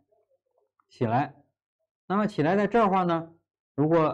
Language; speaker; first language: Chinese; native; Chinese